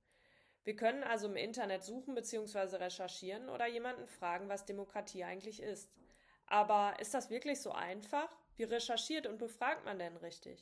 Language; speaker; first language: German; native; German